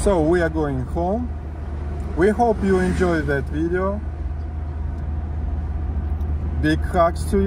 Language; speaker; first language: English; non-native, learner; Russian